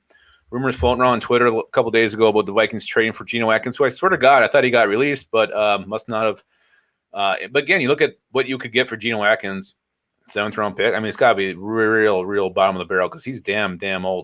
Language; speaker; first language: English; native; English